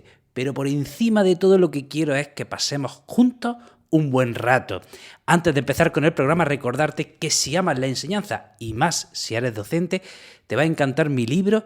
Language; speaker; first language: Spanish; native; Spanish